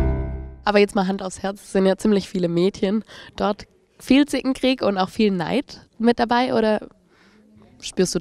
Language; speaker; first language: German; native; German